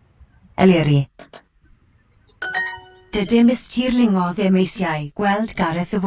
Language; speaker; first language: Welsh; non-native, learner; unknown